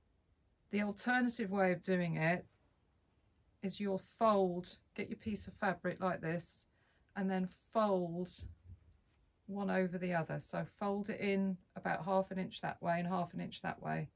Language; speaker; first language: English; native; English